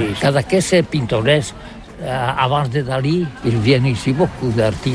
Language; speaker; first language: French; non-native, learner; Catalan